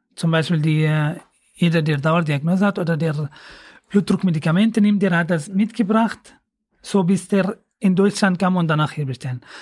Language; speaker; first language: German; non-native, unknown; Arabic